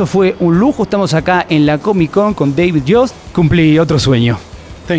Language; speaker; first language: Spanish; native; Spanish